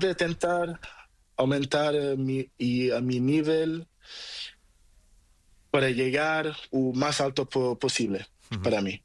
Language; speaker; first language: Spanish; non-native, learner; Portuguese